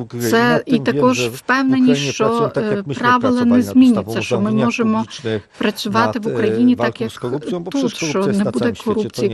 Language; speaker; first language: Ukrainian; non-native, fluent; Polish